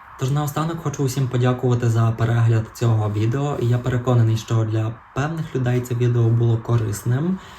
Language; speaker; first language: Ukrainian; non-native, local second language; Russian